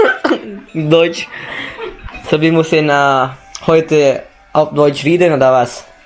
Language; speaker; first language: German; non-native, learner; Filipino